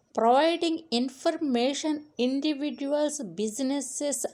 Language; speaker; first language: English; non-native, local second language; Telugu